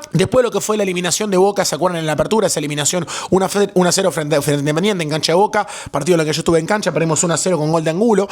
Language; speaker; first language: Spanish; native; Spanish